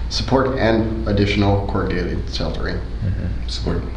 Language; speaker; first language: English; early bilingual, other home language; Spanish